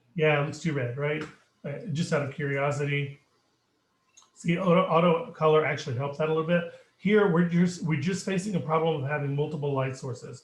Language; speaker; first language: English; native; English